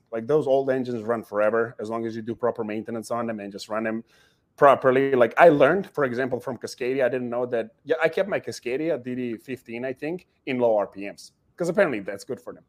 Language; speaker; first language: English; non-native, fluent; Serbian